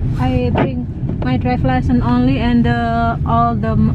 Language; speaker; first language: English; non-native, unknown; Indonesian